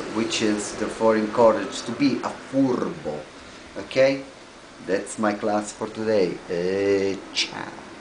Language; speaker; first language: English; non-native, fluent; Italian